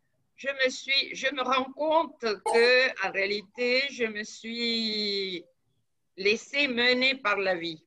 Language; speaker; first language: French; non-native, fluent; Spanish